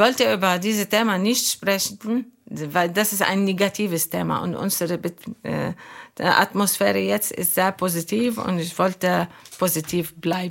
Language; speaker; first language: German; non-native, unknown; Arabic